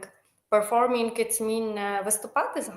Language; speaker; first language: English; non-native, learner; Ukrainian